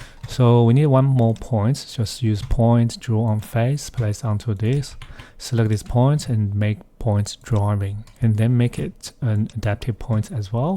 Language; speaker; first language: English; non-native, fluent; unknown